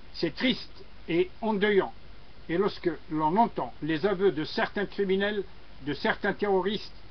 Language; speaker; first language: French; non-native, local second language; Arabic